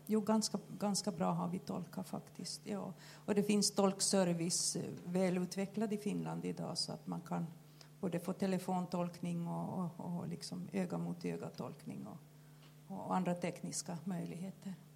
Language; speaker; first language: Swedish; native; Swedish